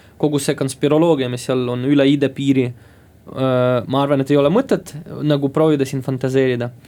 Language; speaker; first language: Estonian; non-native, local second language; Russian